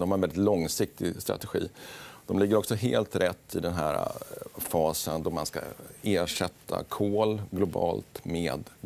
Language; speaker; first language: Swedish; native; Swedish